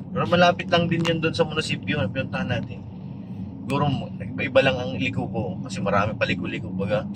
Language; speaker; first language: Filipino; non-native, local second language; Waray